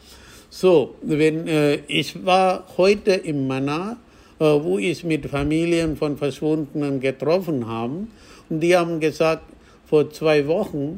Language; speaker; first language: German; non-native, fluent; Tamil